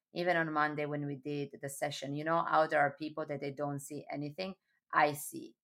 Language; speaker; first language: English; non-native, fluent; Italian